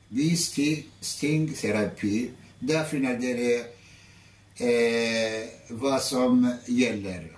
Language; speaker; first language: Norwegian; non-native, fluent; Arabic